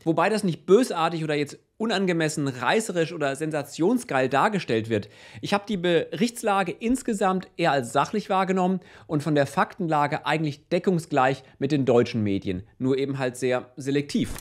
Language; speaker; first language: German; native; German